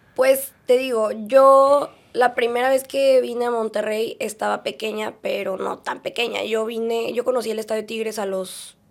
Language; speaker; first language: Spanish; native; Spanish